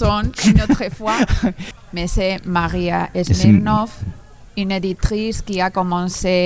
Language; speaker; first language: French; non-native, learner; Spanish